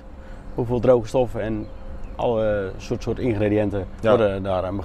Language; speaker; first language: Dutch; native; Dutch